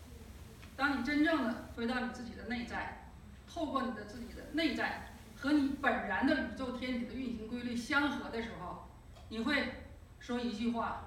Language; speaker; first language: Chinese; native; Chinese